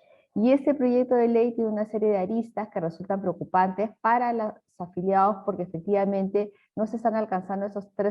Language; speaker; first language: Spanish; native; Spanish